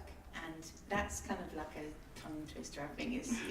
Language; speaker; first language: English; native; English